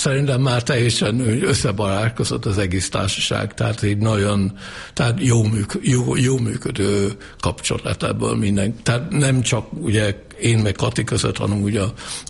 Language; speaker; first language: Hungarian; non-native, fluent; English